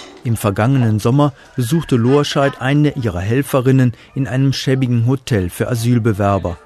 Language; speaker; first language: German; native; German